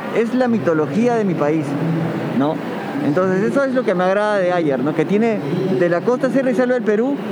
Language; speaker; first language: Spanish; native; Spanish